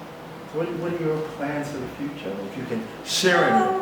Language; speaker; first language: English; native; English